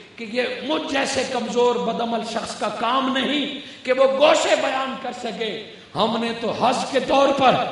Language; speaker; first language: Urdu; non-native, local second language; Punjabi